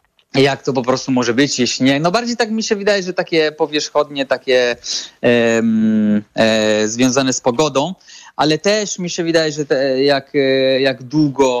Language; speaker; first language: Polish; non-native, fluent; Italian